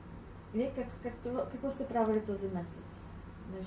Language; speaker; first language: Bulgarian; non-native, fluent; Czech